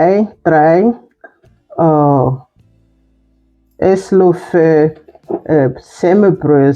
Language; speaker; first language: German; non-native, fluent; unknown